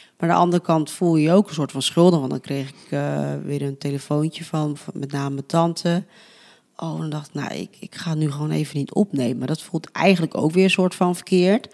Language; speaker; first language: Dutch; early bilingual, other home language; Spanish